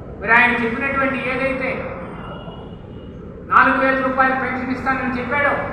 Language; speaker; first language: Telugu; native; Telugu